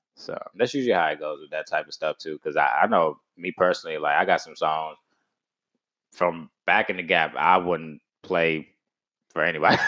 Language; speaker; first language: English; native; English